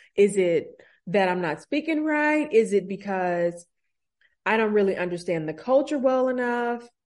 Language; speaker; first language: English; native; English